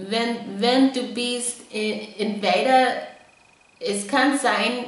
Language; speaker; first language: German; non-native, fluent; English